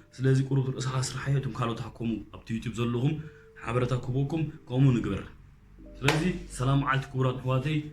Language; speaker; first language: Tigrinya; native; Tigrinya